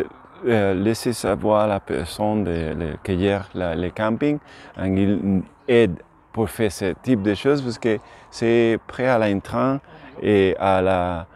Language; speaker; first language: French; non-native, learner; Spanish